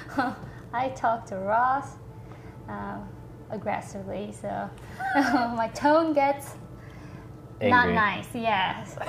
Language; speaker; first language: English; non-native, fluent; Korean